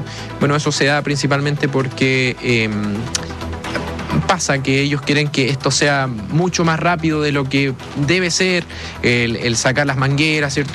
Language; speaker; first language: Spanish; native; Spanish